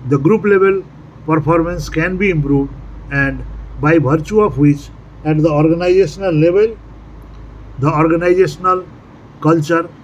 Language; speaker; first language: English; non-native, local second language; Nepali